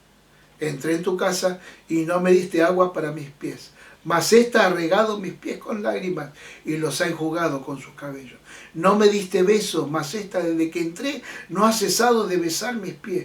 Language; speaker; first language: Spanish; native; Spanish